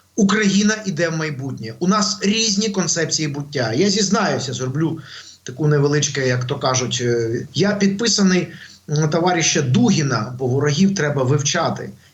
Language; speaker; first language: Ukrainian; non-native, local second language; Russian